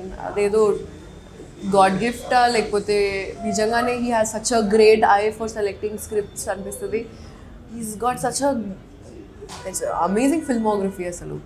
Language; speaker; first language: Telugu; non-native, local second language; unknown